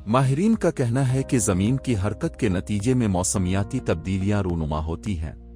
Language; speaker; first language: Urdu; native; Urdu